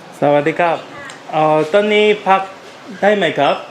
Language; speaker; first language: Thai; non-native, learner; Korean